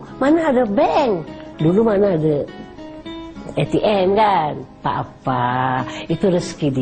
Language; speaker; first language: Malay; native; Malay